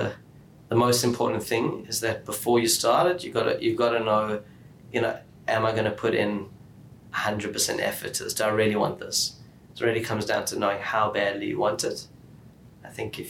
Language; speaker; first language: English; native; English